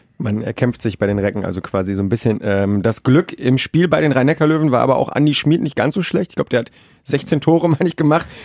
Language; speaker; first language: German; native; German